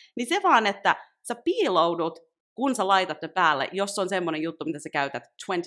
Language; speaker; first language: Finnish; native; Finnish